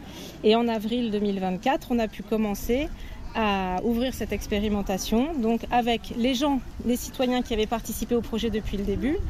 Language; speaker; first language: French; native; French